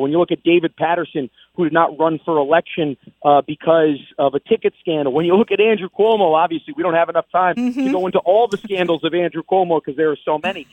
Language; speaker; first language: English; native; English